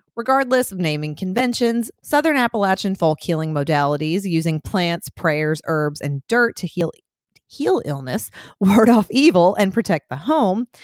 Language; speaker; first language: English; native; English